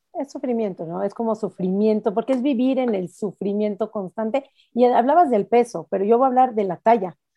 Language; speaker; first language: Spanish; native; Spanish